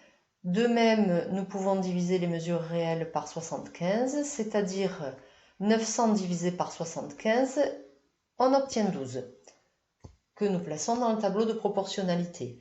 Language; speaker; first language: French; native; French